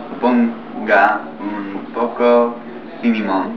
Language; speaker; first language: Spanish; non-native, learner; English